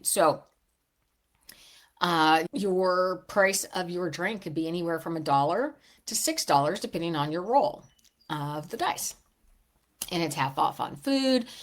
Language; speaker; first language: English; native; English